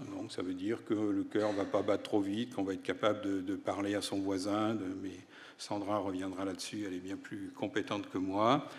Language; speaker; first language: French; native; French